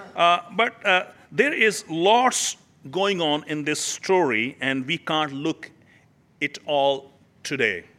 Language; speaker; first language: English; non-native, local second language; Urdu